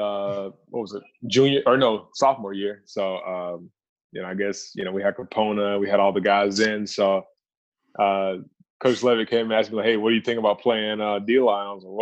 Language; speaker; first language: English; native; English